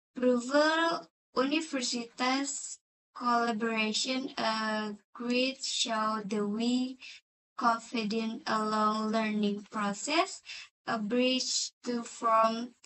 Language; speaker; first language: English; non-native, learner; Indonesian